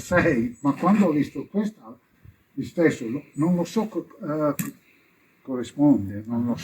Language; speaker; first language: Italian; early bilingual, heritage; English